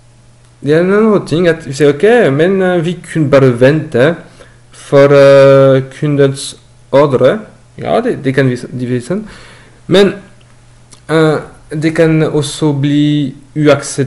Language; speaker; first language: Norwegian; non-native, learner; French